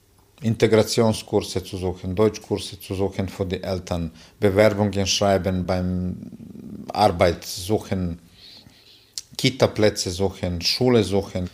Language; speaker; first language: German; non-native, fluent; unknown